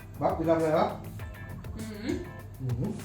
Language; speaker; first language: Turkish; non-native, learner; Indonesian